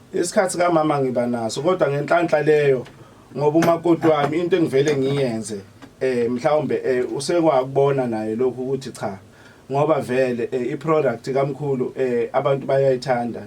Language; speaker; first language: Zulu; native; Zulu